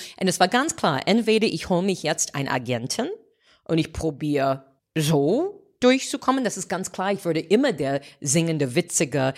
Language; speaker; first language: German; non-native, fluent; English